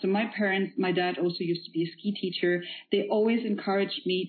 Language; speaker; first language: English; non-native, fluent; Polish